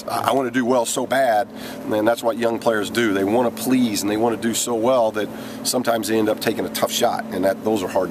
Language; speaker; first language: English; native; English